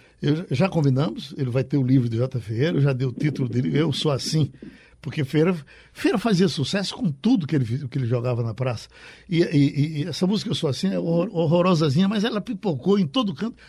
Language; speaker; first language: Portuguese; native; Portuguese